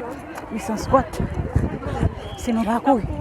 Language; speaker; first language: French; non-native, learner; Haitian Creole